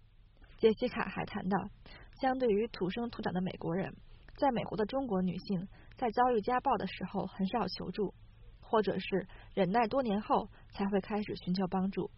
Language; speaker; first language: Chinese; native; Chinese